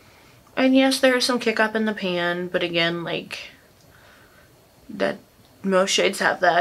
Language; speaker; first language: English; native; English